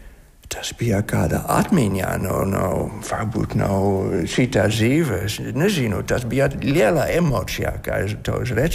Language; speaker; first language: Latvian; non-native, learner; Dutch